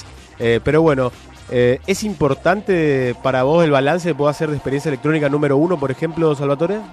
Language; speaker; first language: Spanish; native; Spanish